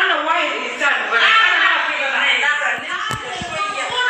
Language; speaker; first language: Arabic; non-native, learner; Hausa